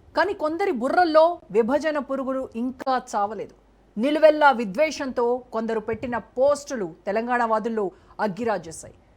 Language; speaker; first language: Telugu; native; Telugu